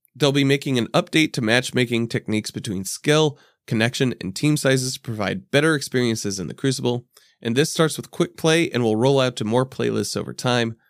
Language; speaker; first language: English; native; English